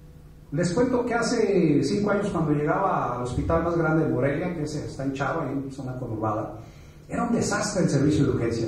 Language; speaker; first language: Spanish; native; Spanish